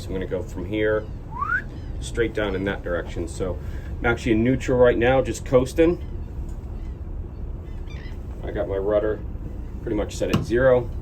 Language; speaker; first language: English; native; English